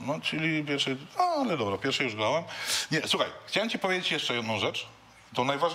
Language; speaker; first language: Polish; native; Polish